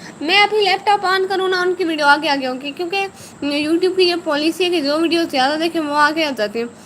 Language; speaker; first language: Urdu; native; Urdu